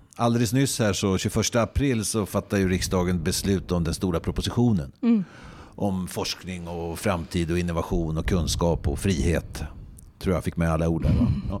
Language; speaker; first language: Swedish; native; Swedish